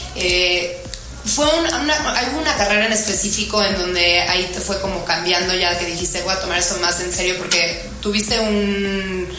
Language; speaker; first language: Spanish; early bilingual, heritage; Spanish